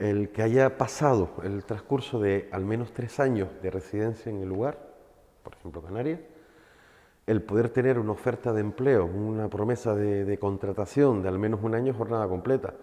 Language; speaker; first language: Spanish; native; Spanish